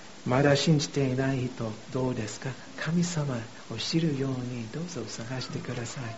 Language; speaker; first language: Japanese; non-native, fluent; English